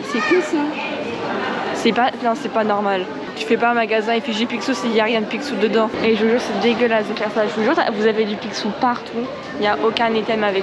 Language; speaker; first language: French; native; French